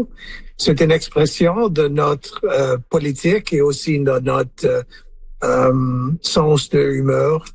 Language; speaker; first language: French; non-native, learner; English